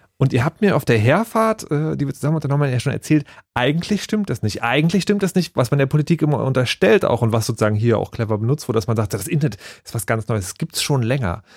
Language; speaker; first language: German; native; German